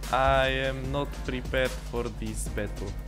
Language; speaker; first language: English; non-native, learner; Slovak